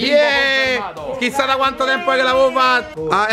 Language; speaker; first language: Italian; native; Italian